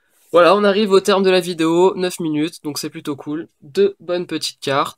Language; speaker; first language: French; native; French